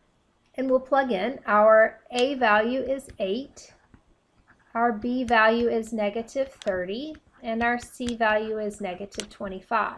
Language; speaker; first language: English; native; English